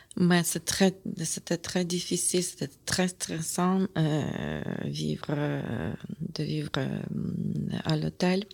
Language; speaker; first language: French; non-native, learner; Ukrainian